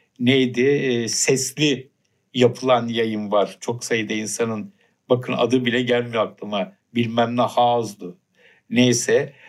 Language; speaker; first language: Turkish; native; Turkish